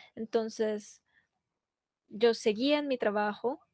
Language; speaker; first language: Spanish; non-native, fluent; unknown